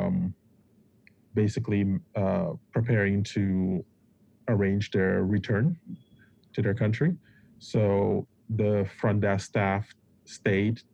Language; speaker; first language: English; non-native, fluent; Papiamento